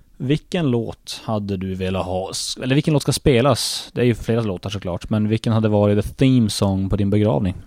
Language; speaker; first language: Swedish; native; Swedish